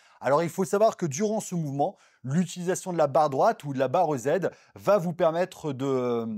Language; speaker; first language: French; native; French